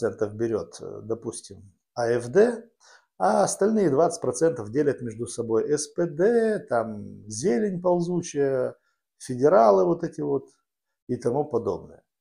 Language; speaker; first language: Russian; native; Russian